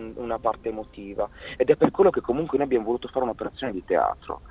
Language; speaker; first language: Italian; native; Italian